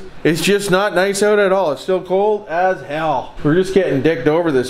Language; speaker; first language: English; native; English